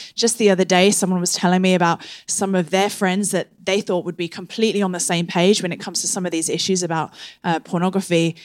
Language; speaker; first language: English; native; English